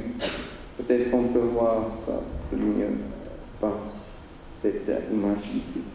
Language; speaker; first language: French; non-native, local second language; Swiss German